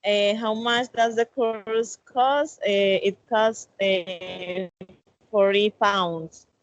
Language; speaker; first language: English; non-native, learner; Spanish